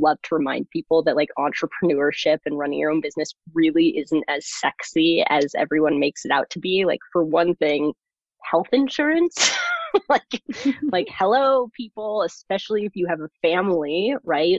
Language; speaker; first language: English; early bilingual, other home language; German